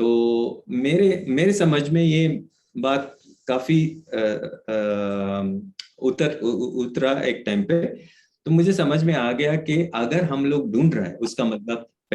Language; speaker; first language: Hindi; native; Hindi